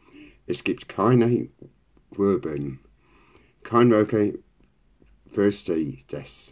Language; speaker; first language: German; non-native, learner; English